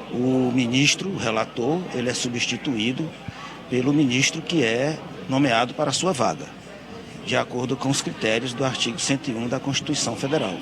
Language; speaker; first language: Portuguese; native; Portuguese